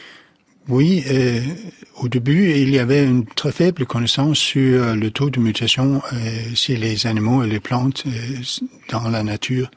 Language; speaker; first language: French; non-native, fluent; Danish